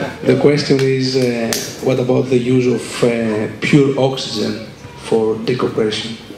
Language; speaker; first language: English; non-native, fluent; Greek